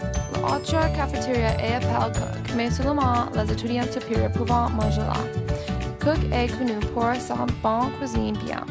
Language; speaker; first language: French; non-native, learner; English